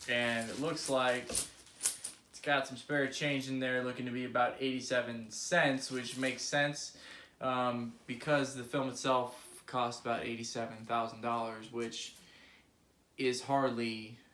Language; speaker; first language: English; native; English